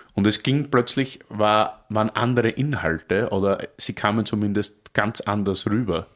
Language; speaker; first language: German; native; German